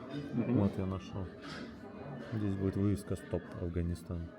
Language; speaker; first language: Russian; native; Russian